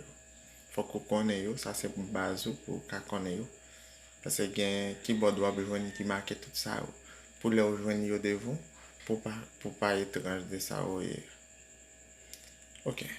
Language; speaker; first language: French; non-native, learner; Haitian Creole